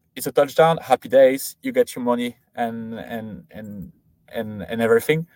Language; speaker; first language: English; non-native, fluent; French